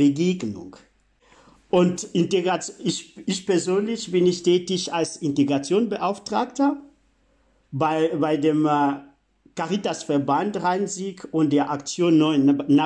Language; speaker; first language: German; non-native, fluent; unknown